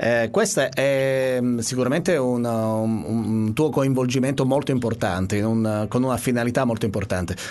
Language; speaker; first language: Italian; native; Italian